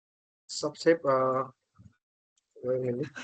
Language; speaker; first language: English; non-native, learner; Vietnamese